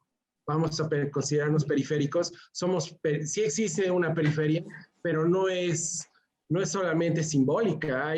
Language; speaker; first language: Spanish; native; Spanish